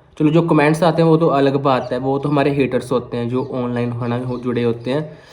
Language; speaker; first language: Hindi; non-native, local second language; Punjabi